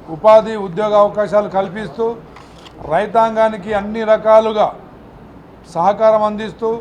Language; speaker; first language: Telugu; non-native, local second language; Lambadi